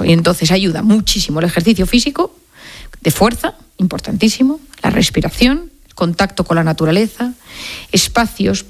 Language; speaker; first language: Spanish; native; Spanish